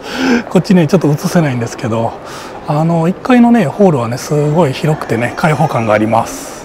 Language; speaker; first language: Japanese; native; Japanese